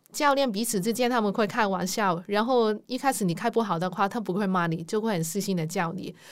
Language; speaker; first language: Chinese; non-native, local second language; Cantonese